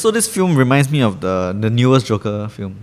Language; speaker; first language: English; native; English